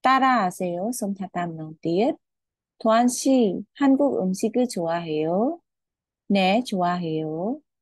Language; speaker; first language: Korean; non-native, fluent; Khmer